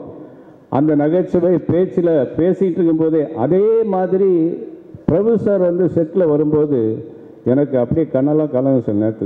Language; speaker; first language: Tamil; native; Tamil